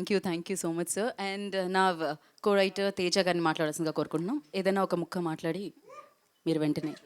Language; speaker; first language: Telugu; native; Telugu